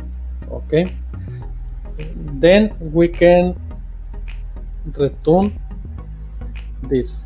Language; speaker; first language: English; non-native, fluent; Spanish